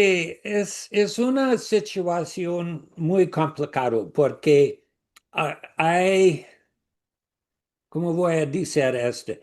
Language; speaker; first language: Spanish; non-native, learner; English